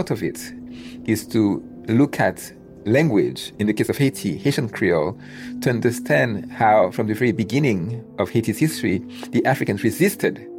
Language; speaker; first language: English; non-native, fluent; Haitian Creole